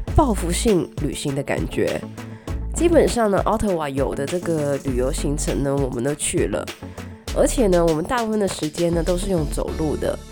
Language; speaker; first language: Chinese; native; Chinese